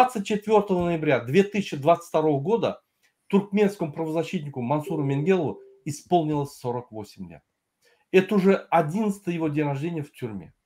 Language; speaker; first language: Russian; non-native, fluent; Turkmen